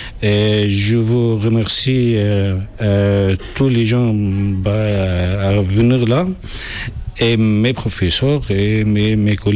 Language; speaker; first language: French; non-native, fluent; Arabic